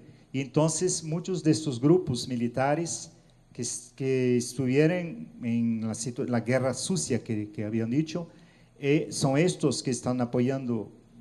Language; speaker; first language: Spanish; non-native, fluent; Portuguese